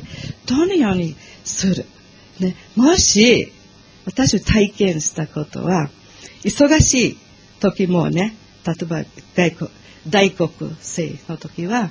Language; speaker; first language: Japanese; non-native, learner; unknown